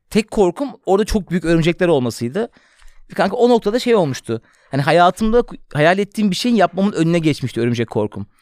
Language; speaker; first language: Turkish; native; Turkish